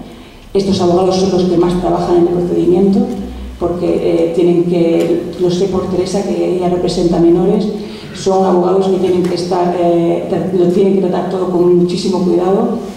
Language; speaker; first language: Spanish; native; Spanish